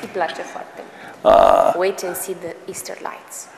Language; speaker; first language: English; non-native, fluent; Romanian